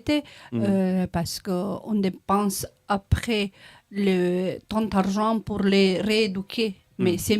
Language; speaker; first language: French; non-native, learner; Romanian